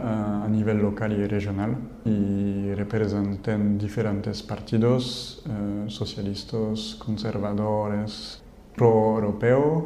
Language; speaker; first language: Spanish; non-native, learner; French